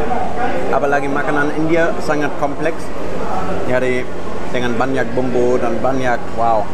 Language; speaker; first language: Indonesian; non-native, fluent; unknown